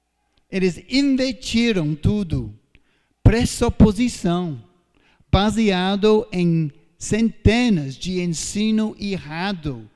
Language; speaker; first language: Portuguese; non-native, fluent; English